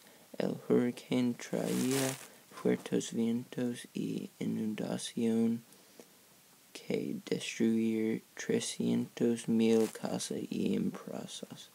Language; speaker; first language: Spanish; non-native, learner; English